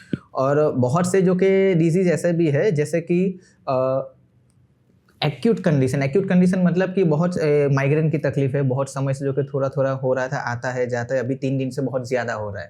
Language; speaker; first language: Hindi; non-native, local second language; Gujarati